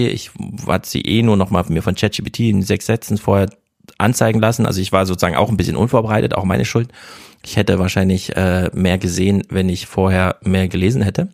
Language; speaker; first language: German; native; German